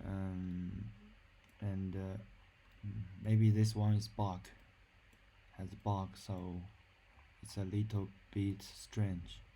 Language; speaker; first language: English; non-native, learner; Chinese